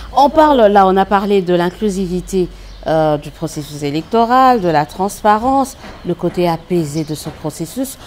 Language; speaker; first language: French; non-native, local second language; Lingala